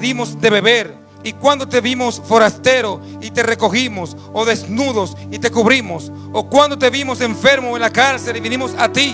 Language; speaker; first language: Spanish; native; Spanish